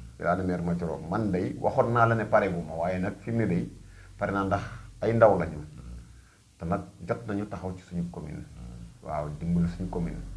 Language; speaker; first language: Wolof; native; Wolof